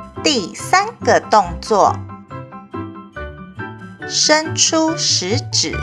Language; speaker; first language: Chinese; native; Chinese